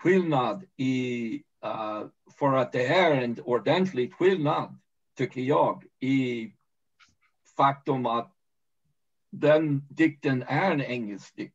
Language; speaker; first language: Swedish; non-native, fluent; English